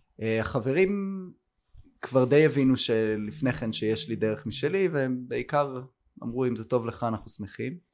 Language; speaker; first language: Hebrew; native; Hebrew